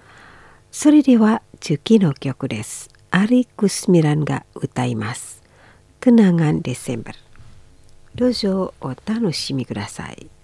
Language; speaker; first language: Japanese; non-native, fluent; Indonesian